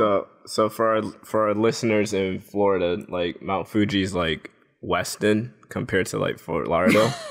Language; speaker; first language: English; native; English